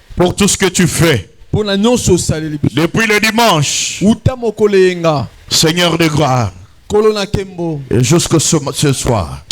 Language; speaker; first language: French; non-native, local second language; Lingala